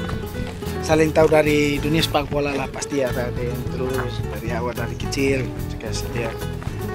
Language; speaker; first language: Indonesian; non-native, learner; Tetum